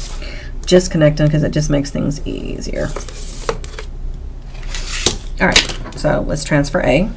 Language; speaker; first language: English; native; English